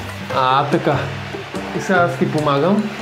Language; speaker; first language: Bulgarian; native; Bulgarian